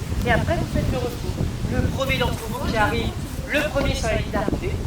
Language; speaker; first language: French; native; French